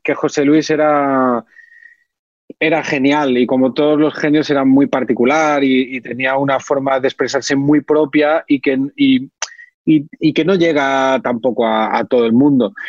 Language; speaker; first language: Spanish; native; Spanish